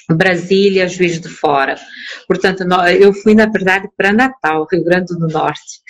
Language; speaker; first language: Portuguese; non-native, local second language; Kabuverdianu